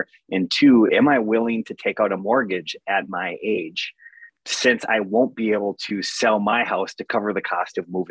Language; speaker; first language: English; native; English